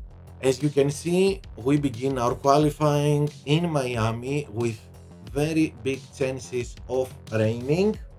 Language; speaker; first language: English; non-native, fluent; Greek